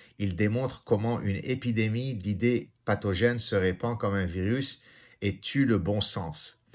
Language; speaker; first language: French; non-native, local second language; Arabic